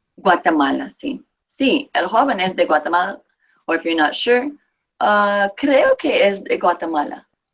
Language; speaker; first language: Spanish; non-native, fluent; English